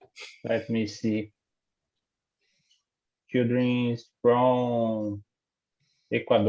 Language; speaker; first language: English; non-native, learner; Portuguese